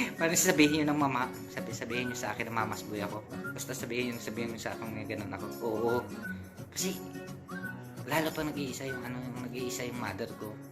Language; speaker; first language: Filipino; non-native, local second language; Hiligaynon